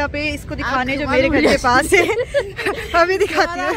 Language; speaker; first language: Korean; non-native, learner; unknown